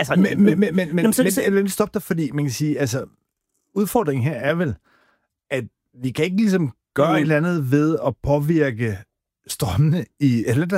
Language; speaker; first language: Danish; native; Danish